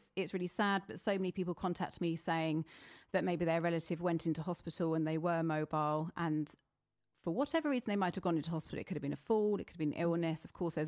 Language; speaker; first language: English; native; English